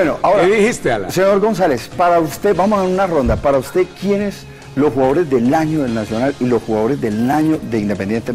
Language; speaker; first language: Spanish; native; Spanish